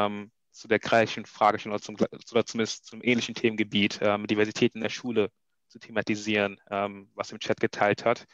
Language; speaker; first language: German; native; German